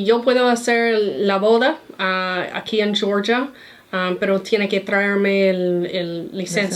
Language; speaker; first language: Spanish; non-native, fluent; English